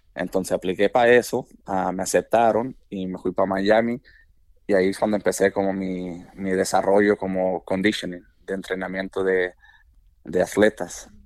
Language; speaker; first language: Spanish; early bilingual, heritage; Spanish